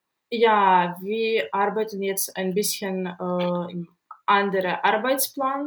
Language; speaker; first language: German; non-native, learner; Ukrainian